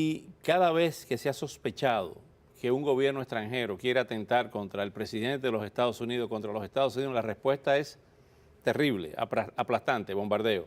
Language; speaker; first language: Spanish; native; Spanish